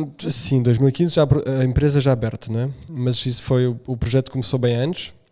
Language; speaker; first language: Portuguese; early bilingual, other home language; Romanian